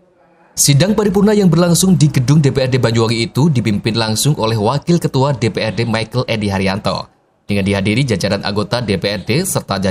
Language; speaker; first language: Indonesian; native; Indonesian